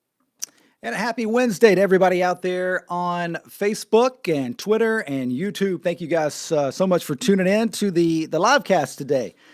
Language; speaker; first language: English; native; English